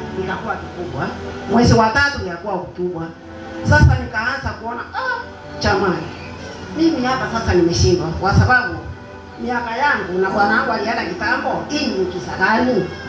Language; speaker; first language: Swahili; non-native, local second language; Gusii